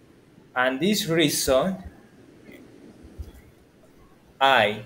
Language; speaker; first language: English; non-native, learner; Spanish